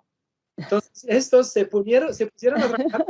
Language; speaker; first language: Spanish; non-native, fluent; Italian